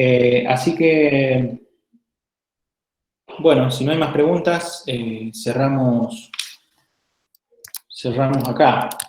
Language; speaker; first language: Spanish; native; Spanish